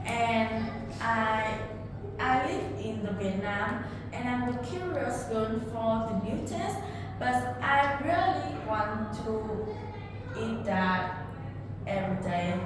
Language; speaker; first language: English; non-native, learner; Vietnamese